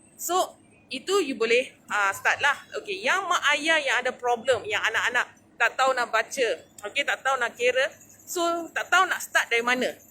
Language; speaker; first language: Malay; native; Malay